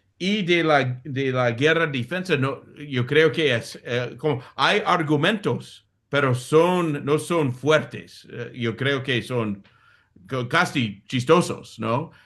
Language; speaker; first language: Spanish; non-native, fluent; English